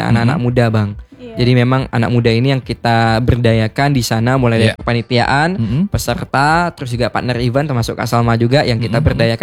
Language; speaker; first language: Indonesian; native; Indonesian